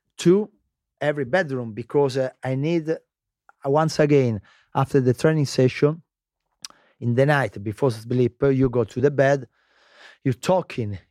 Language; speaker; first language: English; non-native, learner; Italian